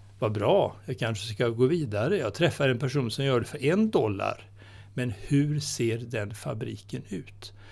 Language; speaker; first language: Swedish; native; Swedish